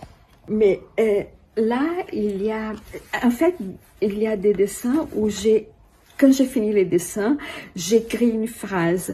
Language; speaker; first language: French; non-native, fluent; Portuguese